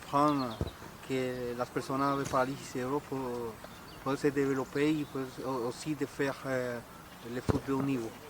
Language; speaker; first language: French; non-native, learner; Spanish